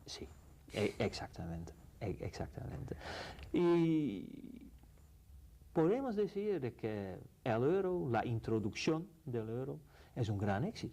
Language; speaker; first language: Spanish; non-native, fluent; Dutch